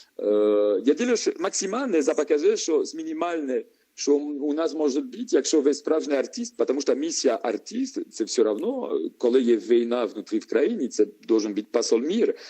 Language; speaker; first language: Ukrainian; non-native, learner; French